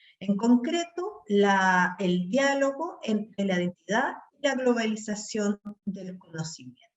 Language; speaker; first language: Spanish; native; Spanish